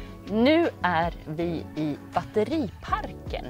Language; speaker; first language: Swedish; native; Swedish